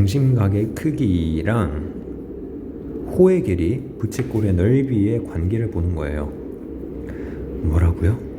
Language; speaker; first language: Korean; native; Korean